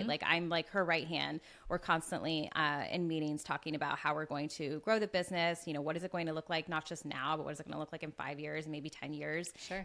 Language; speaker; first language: English; native; English